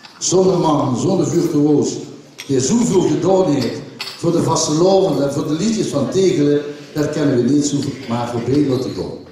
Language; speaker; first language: Dutch; native; Dutch